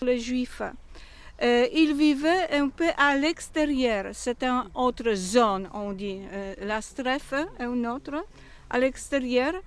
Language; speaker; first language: French; non-native, learner; Polish